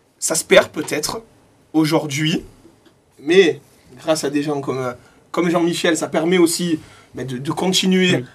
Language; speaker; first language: French; native; French